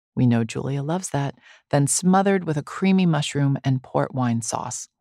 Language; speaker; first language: English; native; English